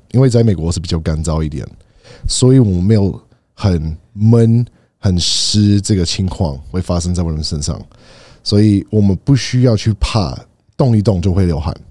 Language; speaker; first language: Chinese; non-native, fluent; English